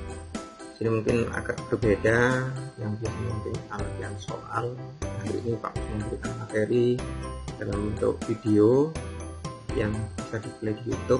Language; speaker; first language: Indonesian; native; Indonesian